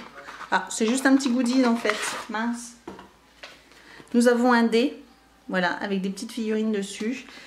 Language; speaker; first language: French; native; French